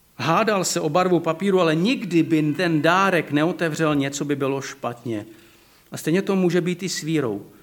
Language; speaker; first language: Czech; non-native, fluent; Slovak